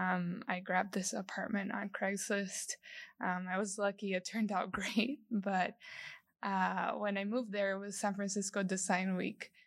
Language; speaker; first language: English; non-native, fluent; Spanish